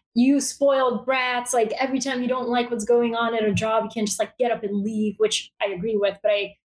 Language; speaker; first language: English; early bilingual, other home language; Bulgarian